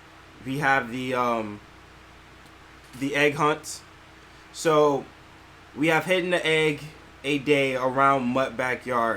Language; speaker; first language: English; native; English